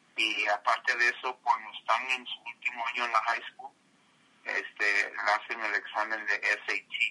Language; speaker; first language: Spanish; early bilingual, heritage; Spanish